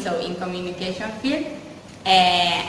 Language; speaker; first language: English; non-native, fluent; Spanish